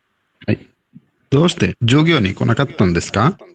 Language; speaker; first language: Japanese; non-native, learner; Bangla